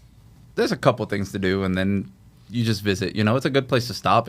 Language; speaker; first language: English; native; English